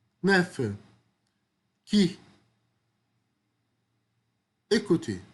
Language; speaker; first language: French; non-native, fluent; Arabic